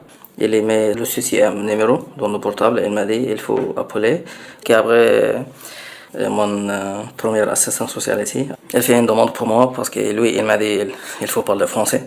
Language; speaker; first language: French; non-native, learner; Arabic